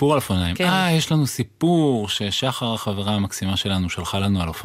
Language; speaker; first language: Hebrew; native; Hebrew